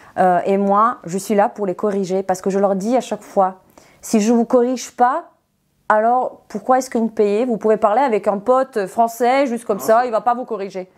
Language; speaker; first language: French; non-native, fluent; Serbian